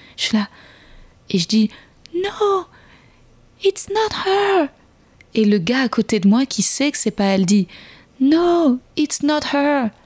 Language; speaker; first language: French; native; French